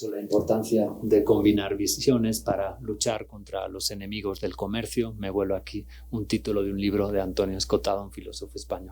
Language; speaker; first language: Spanish; native; Spanish